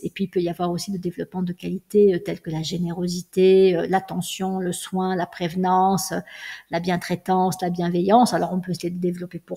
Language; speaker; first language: French; native; French